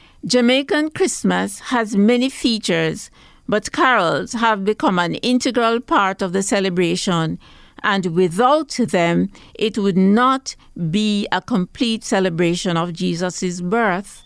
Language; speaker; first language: English; native; English